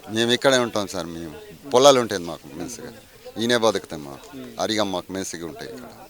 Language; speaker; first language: Telugu; non-native, local second language; Koya